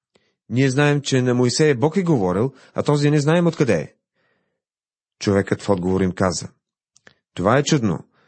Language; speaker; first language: Bulgarian; native; Bulgarian